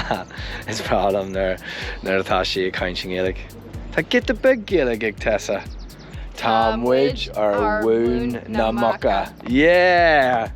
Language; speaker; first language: Irish; non-native, local second language; English